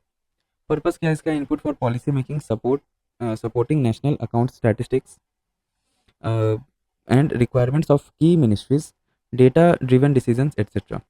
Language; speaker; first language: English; non-native, local second language; Hindi